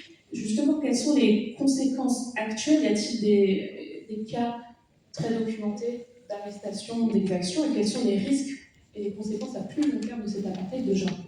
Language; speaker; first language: French; native; French